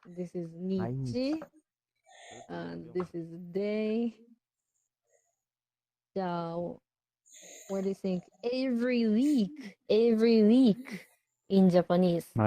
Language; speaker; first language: English; non-native, learner; Japanese